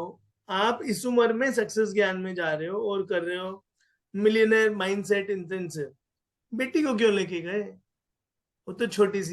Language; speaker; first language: Hindi; native; Hindi